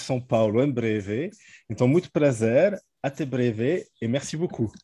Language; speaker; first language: Portuguese; non-native, fluent; French